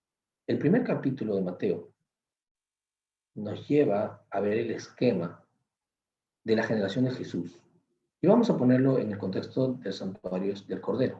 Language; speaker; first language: Spanish; native; Spanish